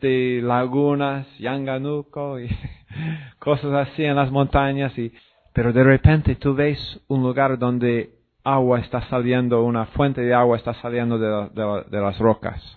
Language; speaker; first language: Spanish; non-native, fluent; English